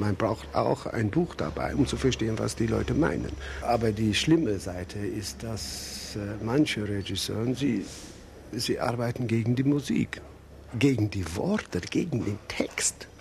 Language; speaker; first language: German; non-native, fluent; English